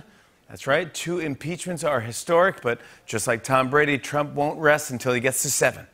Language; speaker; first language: English; native; English